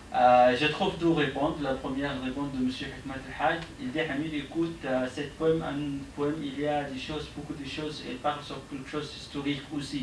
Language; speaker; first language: French; non-native, learner; Arabic